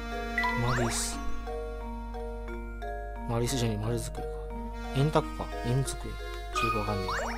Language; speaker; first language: Japanese; native; Japanese